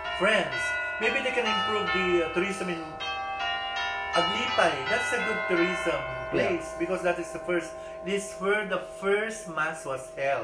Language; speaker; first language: English; non-native, local second language; Iloko